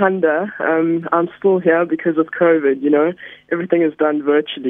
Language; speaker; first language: English; native; English